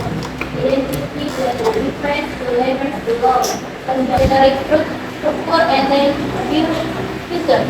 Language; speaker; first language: English; non-native, learner; Indonesian